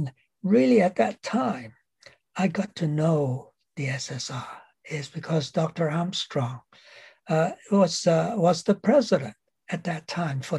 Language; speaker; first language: English; non-native, local second language; Cantonese